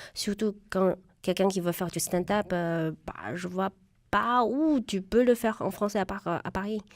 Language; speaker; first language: French; non-native, fluent; Chinese